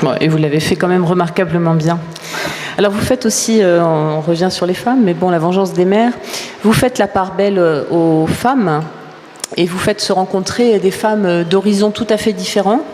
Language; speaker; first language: French; native; French